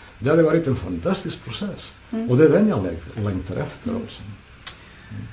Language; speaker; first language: Swedish; non-native, fluent; Catalan